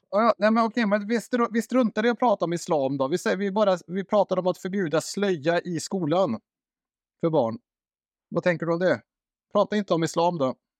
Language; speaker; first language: Swedish; native; Swedish